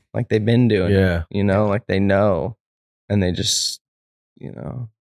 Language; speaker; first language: English; native; English